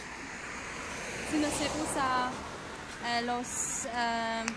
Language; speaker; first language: Spanish; non-native, fluent; Polish